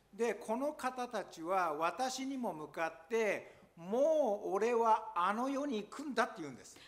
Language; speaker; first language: Japanese; native; Japanese